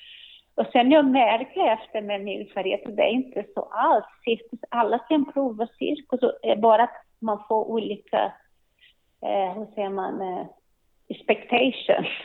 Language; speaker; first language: Swedish; non-native, learner; Portuguese